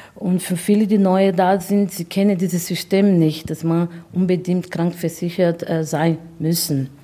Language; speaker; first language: German; non-native, fluent; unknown